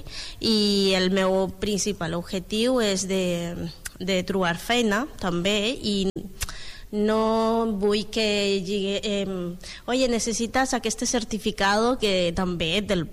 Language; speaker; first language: Catalan; non-native, learner; Spanish